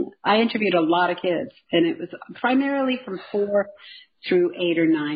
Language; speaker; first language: English; native; English